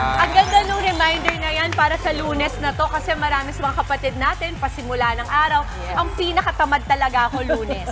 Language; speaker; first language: Filipino; native; Filipino